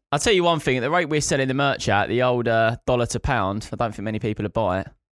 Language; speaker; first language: English; native; English